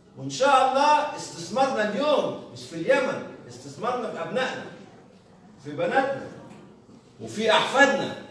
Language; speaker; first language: Arabic; native; Arabic